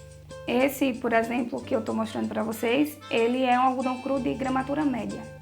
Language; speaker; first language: Portuguese; native; Portuguese